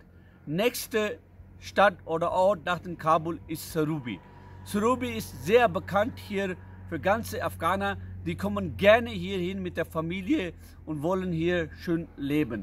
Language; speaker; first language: German; non-native, fluent; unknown